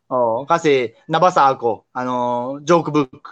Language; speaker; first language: Filipino; non-native, learner; Japanese